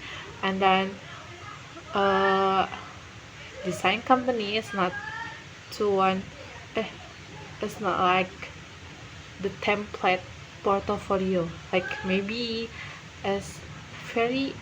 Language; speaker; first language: English; non-native, learner; Indonesian